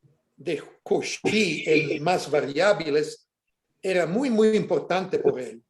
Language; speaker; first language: Spanish; non-native, fluent; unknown